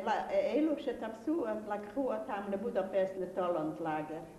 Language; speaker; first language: Hebrew; non-native, fluent; Yiddish